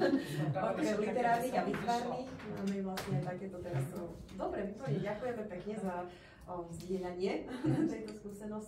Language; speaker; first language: Slovak; native; Slovak